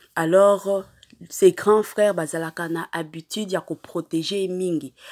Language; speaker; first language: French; non-native, local second language; Lingala